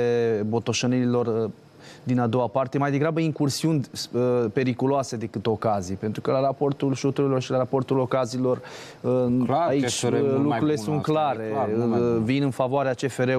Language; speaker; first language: Romanian; native; Romanian